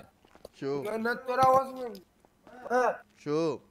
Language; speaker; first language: Arabic; non-native, learner; Urdu